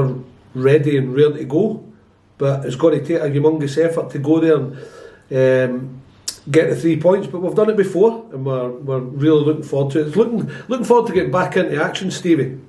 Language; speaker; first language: English; native; English